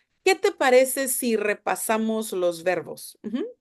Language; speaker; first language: Spanish; non-native, fluent; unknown